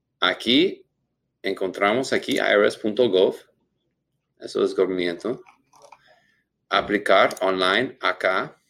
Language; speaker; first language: Spanish; non-native, learner; English